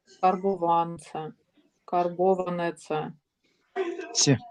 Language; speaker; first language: Ukrainian; non-native, learner; Russian